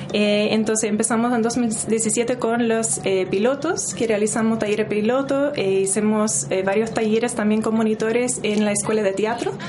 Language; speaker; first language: Spanish; non-native, fluent; English